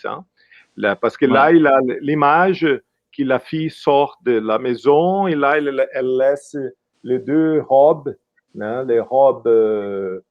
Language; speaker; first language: French; non-native, fluent; Portuguese